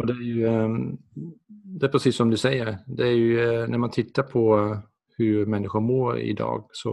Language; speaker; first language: Swedish; non-native, fluent; Dutch